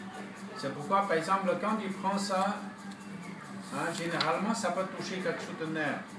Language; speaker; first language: French; non-native, fluent; Chinese